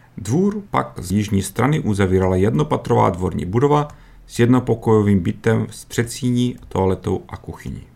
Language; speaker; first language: Czech; early bilingual, heritage; Czech